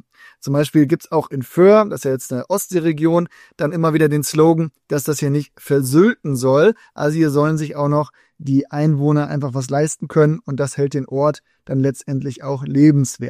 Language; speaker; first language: German; native; German